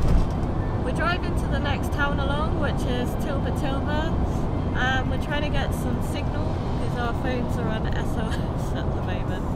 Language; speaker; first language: English; native; English